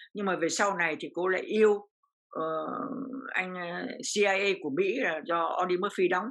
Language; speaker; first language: Vietnamese; native; Vietnamese